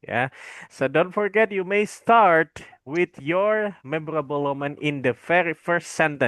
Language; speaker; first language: English; non-native, fluent; Indonesian